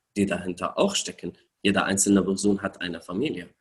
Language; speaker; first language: German; non-native, fluent; Arabic